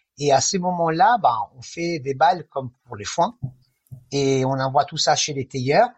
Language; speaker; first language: French; non-native, fluent; Italian